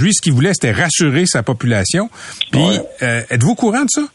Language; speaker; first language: French; native; French